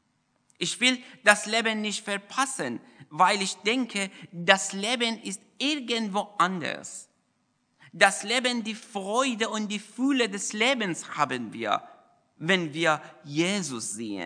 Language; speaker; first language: German; non-native, fluent; Persian